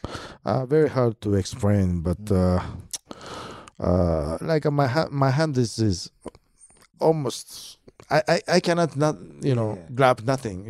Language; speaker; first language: English; non-native, learner; Japanese